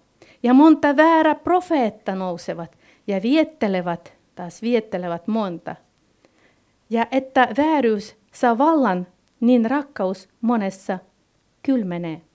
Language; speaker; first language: Finnish; non-native, fluent; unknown